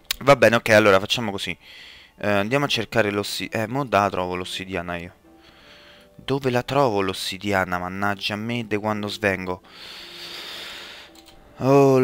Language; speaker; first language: Italian; native; Italian